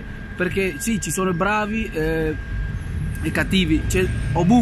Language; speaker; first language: Italian; non-native, fluent; Spanish